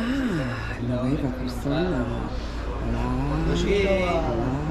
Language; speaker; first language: Spanish; non-native, learner; English